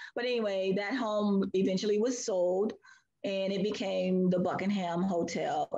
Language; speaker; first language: English; native; English